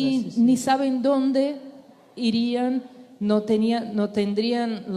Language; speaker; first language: Spanish; non-native, learner; Portuguese